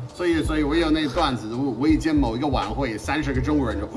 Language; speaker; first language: Chinese; non-native, fluent; English